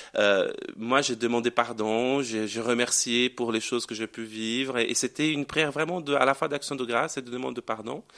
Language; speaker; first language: French; non-native, fluent; Portuguese